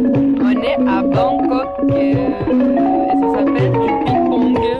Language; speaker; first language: French; native; French